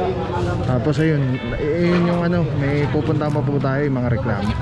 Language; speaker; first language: Filipino; native; Filipino